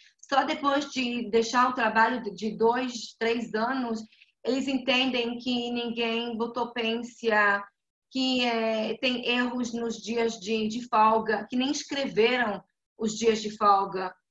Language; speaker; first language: Portuguese; non-native, fluent; Hebrew